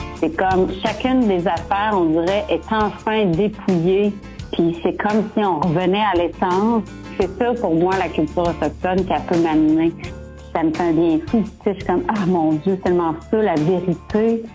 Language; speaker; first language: French; native; French